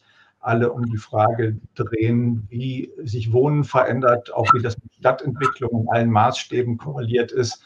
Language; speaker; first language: German; native; German